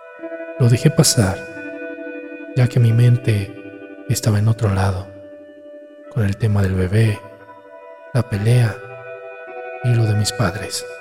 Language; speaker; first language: Spanish; native; Spanish